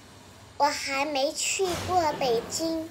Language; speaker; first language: Chinese; non-native, learner; Vietnamese